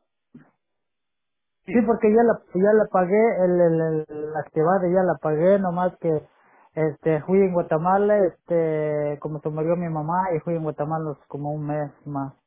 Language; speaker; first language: Spanish; non-native, local second language; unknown